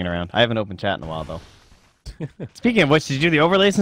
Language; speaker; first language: English; native; English